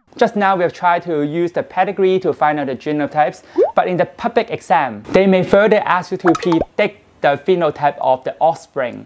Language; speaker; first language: English; non-native, local second language; Cantonese